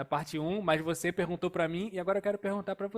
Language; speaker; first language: Portuguese; native; Portuguese